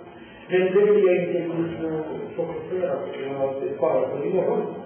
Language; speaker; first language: Swedish; non-native, fluent; Persian